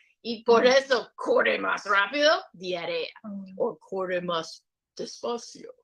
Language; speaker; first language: Spanish; non-native, learner; English